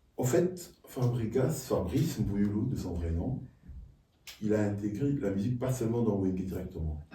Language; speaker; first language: French; non-native, local second language; Lingala